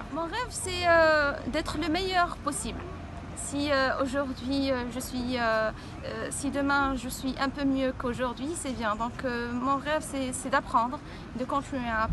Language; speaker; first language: French; non-native, local second language; Arabic